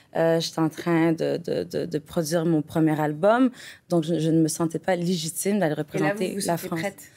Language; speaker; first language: French; native; French